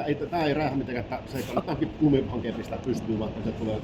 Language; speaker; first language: Finnish; native; Finnish